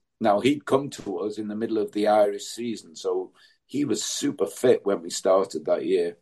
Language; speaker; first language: English; native; English